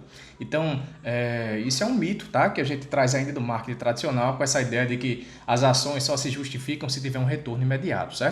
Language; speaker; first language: Portuguese; native; Portuguese